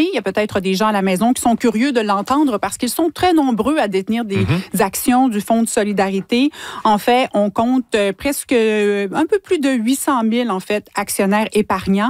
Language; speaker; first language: French; native; French